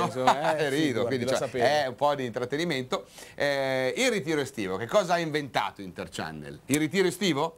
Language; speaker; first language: Italian; native; Italian